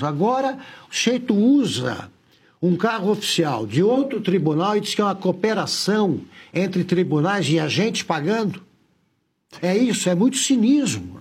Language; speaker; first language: Portuguese; native; Portuguese